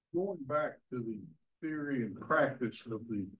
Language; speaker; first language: English; native; English